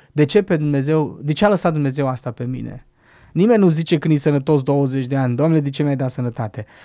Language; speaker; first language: Romanian; native; Romanian